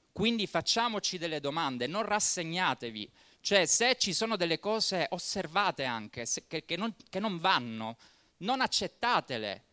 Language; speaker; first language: Italian; native; Italian